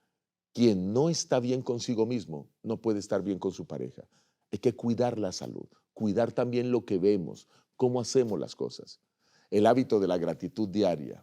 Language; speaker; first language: Spanish; native; Spanish